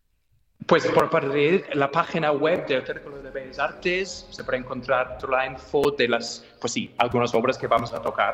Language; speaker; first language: Spanish; non-native, fluent; English